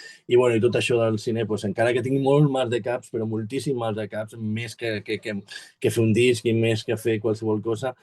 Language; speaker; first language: Catalan; native; Catalan